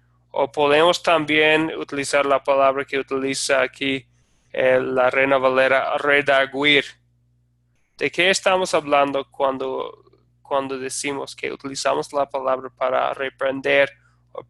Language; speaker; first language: Spanish; non-native, fluent; English